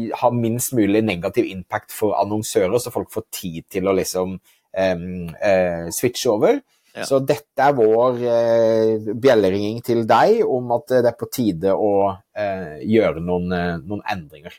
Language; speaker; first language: Norwegian; native; Norwegian